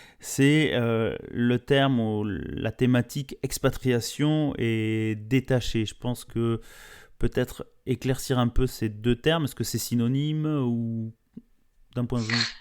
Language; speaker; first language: French; native; French